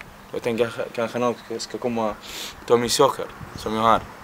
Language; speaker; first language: Swedish; non-native, learner; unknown